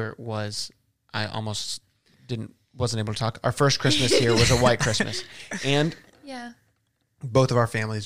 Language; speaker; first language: English; early bilingual, other home language; Spanish